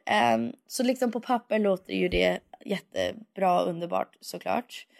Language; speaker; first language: Swedish; early bilingual, heritage; Swedish